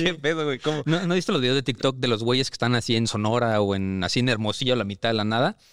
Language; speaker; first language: Spanish; native; Spanish